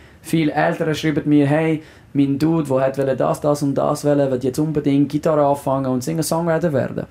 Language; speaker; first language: German; non-native, local second language; French